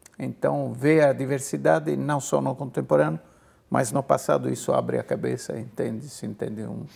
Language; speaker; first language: Portuguese; non-native, fluent; Italian